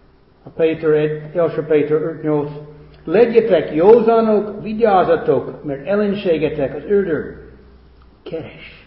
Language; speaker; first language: Hungarian; non-native, fluent; English